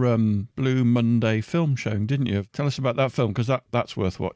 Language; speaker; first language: English; native; English